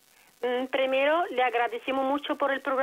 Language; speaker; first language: Spanish; non-native, fluent; Arabic